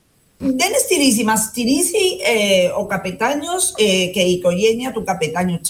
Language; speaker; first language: Greek; non-native, fluent; Spanish